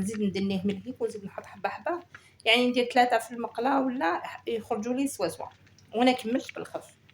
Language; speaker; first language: Arabic; native; Arabic